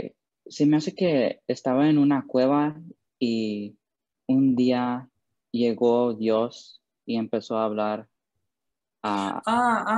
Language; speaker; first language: Spanish; non-native, learner; English